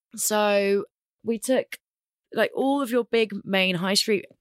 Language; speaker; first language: English; native; English